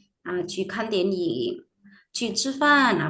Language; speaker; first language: Chinese; non-native, fluent; Indonesian